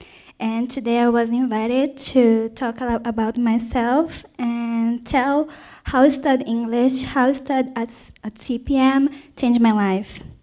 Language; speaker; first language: English; non-native, fluent; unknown